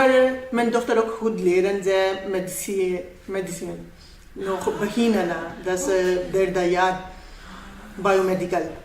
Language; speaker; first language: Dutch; non-native, learner; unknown